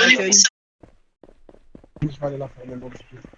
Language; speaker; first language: French; native; French